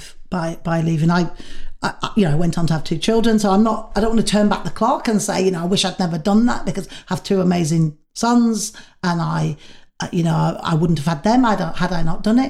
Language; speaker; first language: English; native; English